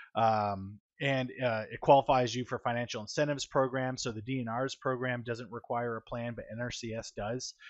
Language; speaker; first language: English; native; English